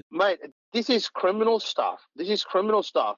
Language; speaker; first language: English; non-native, local second language; Punjabi